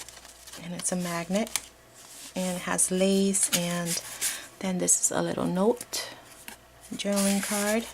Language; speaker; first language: English; native; English